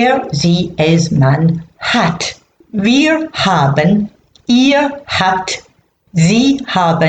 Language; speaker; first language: German; non-native, fluent; English